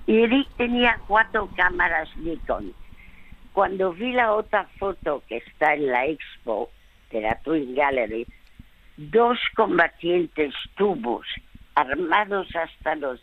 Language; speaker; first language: Spanish; non-native, fluent; French